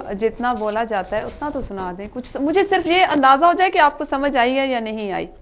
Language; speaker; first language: Urdu; native; Urdu